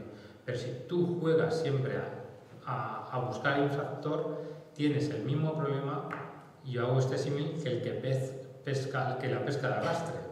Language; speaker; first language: Spanish; native; Spanish